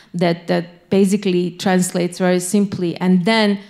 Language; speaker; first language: English; non-native, fluent; Bosnian